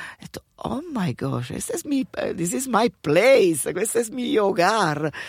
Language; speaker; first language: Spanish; non-native, fluent; Italian